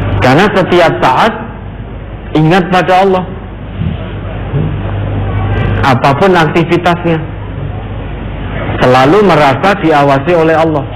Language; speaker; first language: Indonesian; non-native, local second language; Javanese